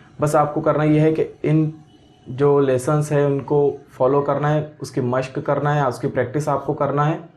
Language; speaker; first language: Hindi; non-native, local second language; Urdu